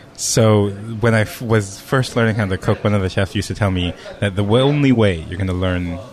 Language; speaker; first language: English; non-native, local second language; Cantonese